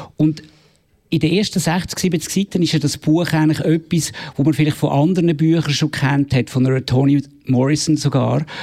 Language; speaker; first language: German; native; German